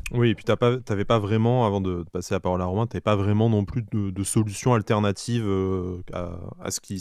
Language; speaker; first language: French; native; French